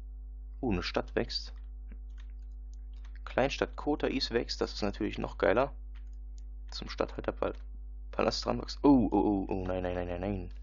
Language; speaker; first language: German; native; German